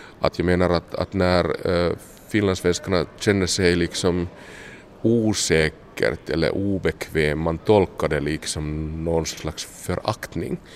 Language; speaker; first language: Swedish; non-native, local second language; Finnish